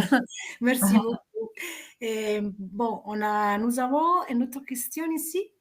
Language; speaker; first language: French; non-native, fluent; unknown